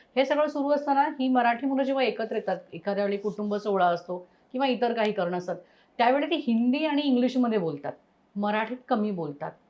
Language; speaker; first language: Marathi; native; Marathi